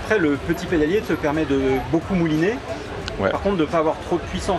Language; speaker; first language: French; native; French